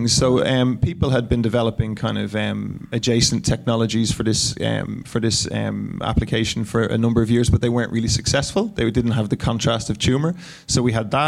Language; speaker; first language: English; native; English